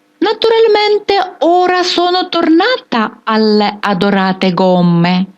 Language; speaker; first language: Italian; non-native, fluent; Ukrainian